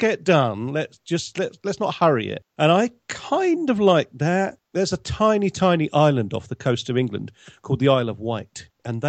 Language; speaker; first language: English; native; English